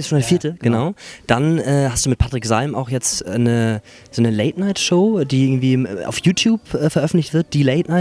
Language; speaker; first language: German; native; German